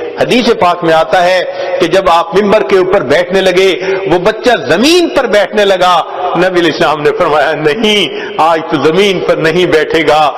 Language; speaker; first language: Urdu; non-native, local second language; Punjabi